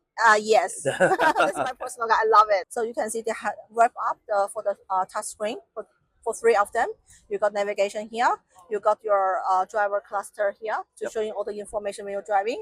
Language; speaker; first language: English; non-native, fluent; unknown